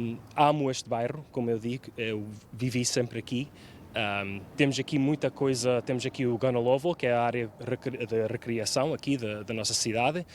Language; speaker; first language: Portuguese; early bilingual, heritage; Portuguese